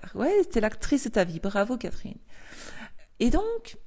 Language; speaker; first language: French; native; French